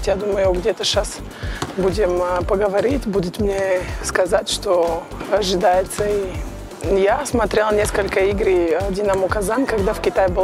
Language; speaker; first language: Russian; non-native, learner; Bulgarian